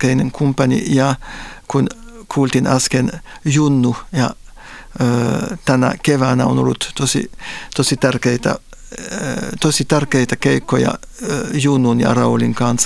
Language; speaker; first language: Finnish; non-native, fluent; Spanish